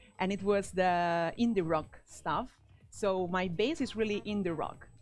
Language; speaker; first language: English; non-native, fluent; Spanish